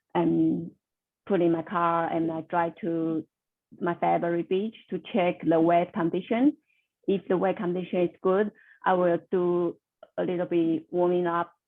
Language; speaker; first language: English; non-native, learner; Chinese